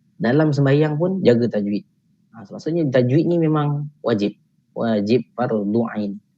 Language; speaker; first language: Malay; native; Malay